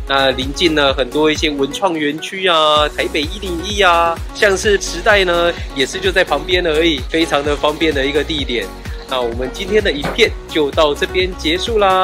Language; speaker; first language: Chinese; native; Chinese